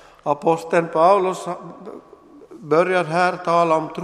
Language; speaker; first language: Swedish; non-native, local second language; Finnish